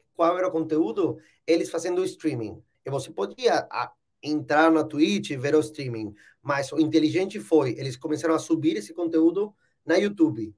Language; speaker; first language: Portuguese; non-native, fluent; Spanish